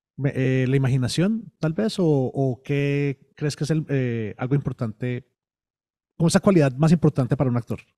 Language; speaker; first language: Spanish; native; Spanish